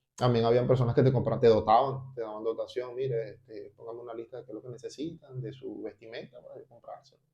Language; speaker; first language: Spanish; native; Spanish